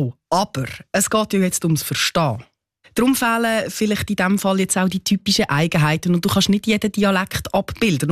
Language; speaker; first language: German; native; German